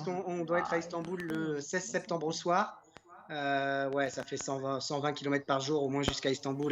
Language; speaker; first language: French; native; French